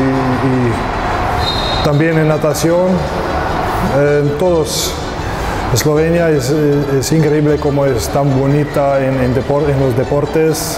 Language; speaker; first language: Spanish; non-native, fluent; Slovenian